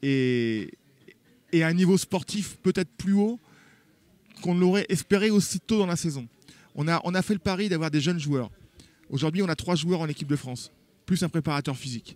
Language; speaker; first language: French; native; French